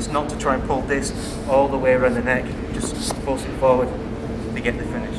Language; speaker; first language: English; native; English